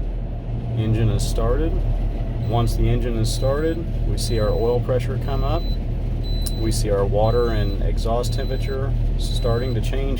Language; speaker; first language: English; native; English